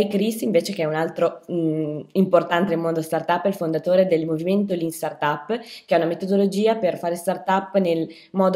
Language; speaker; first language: Italian; native; Italian